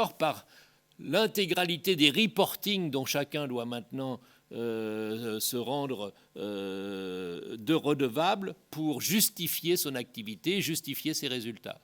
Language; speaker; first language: French; native; French